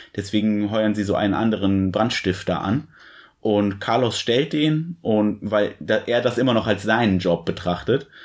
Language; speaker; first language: German; native; German